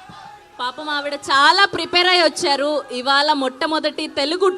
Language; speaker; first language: Telugu; native; Telugu